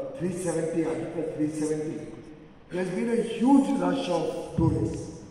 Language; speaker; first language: English; non-native, local second language; Hindi